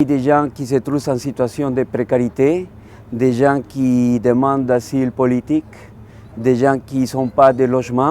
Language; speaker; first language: French; non-native, local second language; Spanish